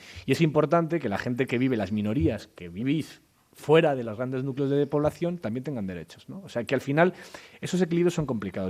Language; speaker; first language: Spanish; native; Spanish